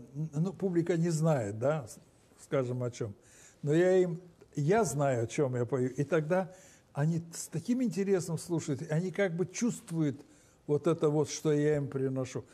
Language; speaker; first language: Russian; non-native, local second language; Romanian